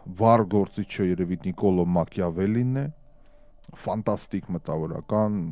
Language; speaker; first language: Armenian; native; Armenian